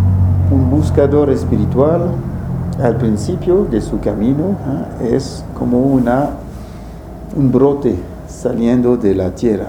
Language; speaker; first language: Spanish; non-native, fluent; French